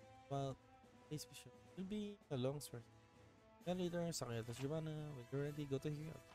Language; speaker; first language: English; non-native, local second language; Filipino